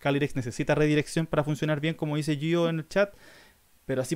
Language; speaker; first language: Spanish; native; Spanish